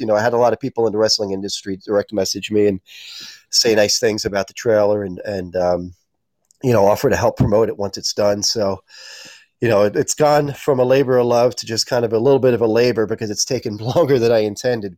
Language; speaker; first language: English; native; English